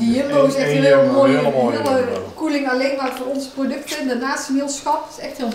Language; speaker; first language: Dutch; native; Dutch